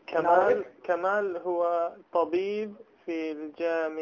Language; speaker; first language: Arabic; non-native, learner; English